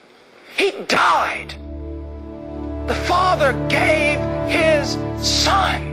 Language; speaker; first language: English; native; English